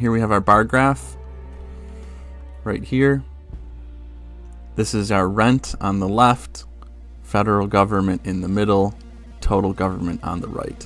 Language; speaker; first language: English; native; English